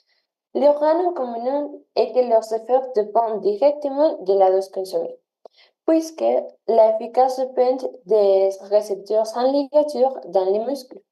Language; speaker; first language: French; non-native, learner; Spanish